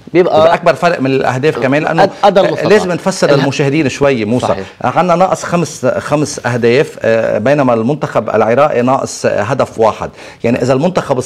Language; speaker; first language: Arabic; native; Arabic